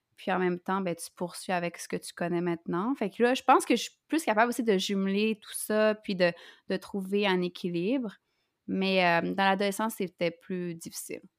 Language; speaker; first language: French; native; French